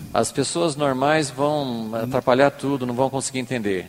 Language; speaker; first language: Portuguese; native; Portuguese